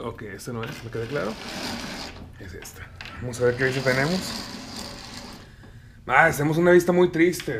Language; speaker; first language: Spanish; native; Spanish